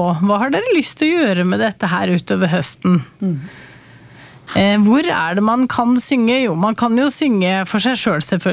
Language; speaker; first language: Norwegian; native; Norwegian